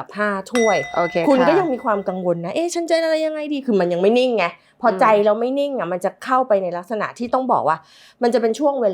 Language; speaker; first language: Thai; native; Thai